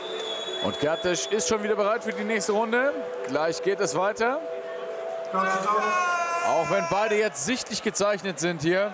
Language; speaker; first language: German; native; German